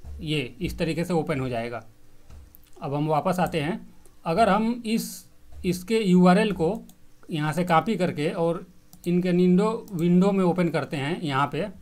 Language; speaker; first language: Hindi; native; Hindi